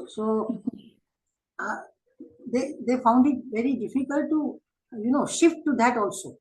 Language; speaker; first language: English; non-native, local second language; Marathi